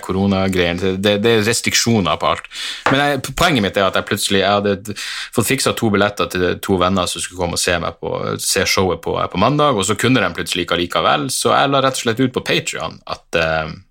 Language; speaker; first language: Norwegian; native; Norwegian